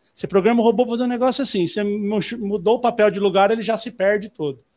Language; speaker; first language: Portuguese; native; Portuguese